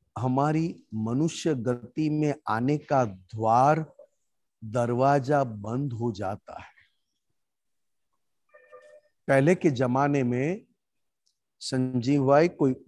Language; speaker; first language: Hindi; non-native, local second language; Gujarati